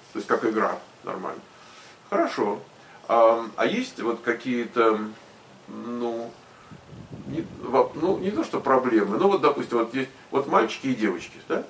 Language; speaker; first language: Russian; native; Russian